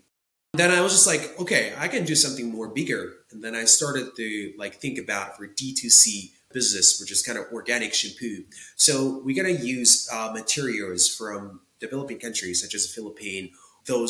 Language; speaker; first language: English; non-native, fluent; Japanese